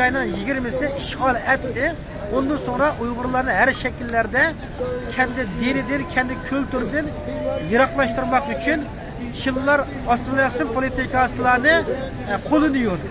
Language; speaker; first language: Turkish; non-native, learner; Uyghur